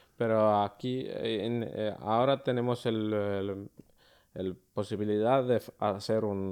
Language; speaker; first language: Spanish; early bilingual, other home language; Finnish